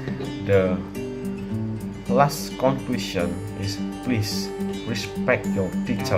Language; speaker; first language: English; non-native, learner; Indonesian